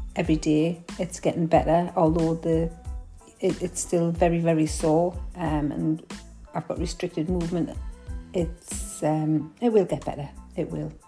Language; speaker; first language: English; native; English